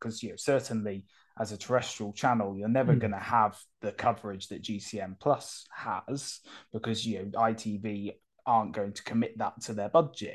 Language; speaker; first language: English; native; English